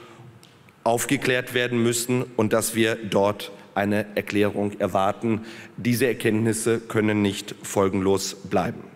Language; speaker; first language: German; early bilingual, other home language; Polish